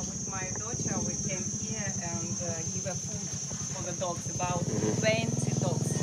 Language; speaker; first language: English; non-native, learner; Thai